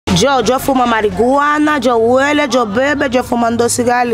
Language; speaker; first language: Spanish; non-native, learner; Haitian Creole